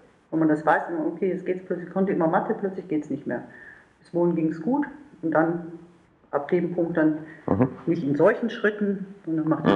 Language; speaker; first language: German; native; German